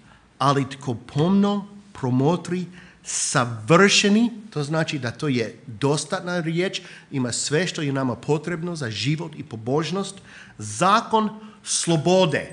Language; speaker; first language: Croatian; non-native, fluent; English